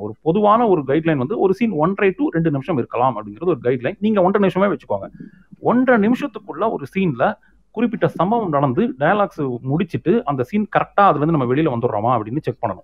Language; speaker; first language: Tamil; native; Tamil